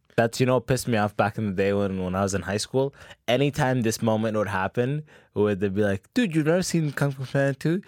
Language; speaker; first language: English; early bilingual, other home language; Arabic